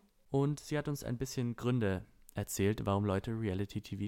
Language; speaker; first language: German; native; German